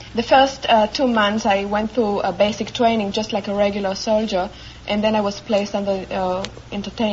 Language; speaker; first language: English; non-native, fluent; Hebrew